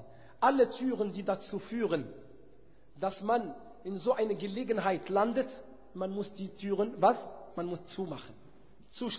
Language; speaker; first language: German; non-native, fluent; Arabic